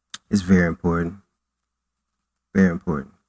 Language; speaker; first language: English; native; English